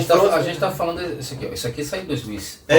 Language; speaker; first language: Portuguese; native; Portuguese